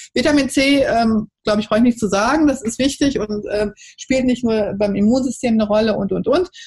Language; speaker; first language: German; native; German